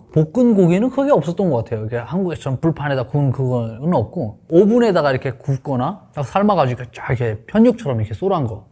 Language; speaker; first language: Korean; native; Korean